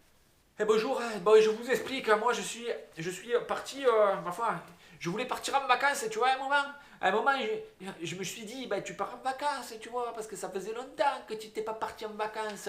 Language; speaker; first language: French; native; French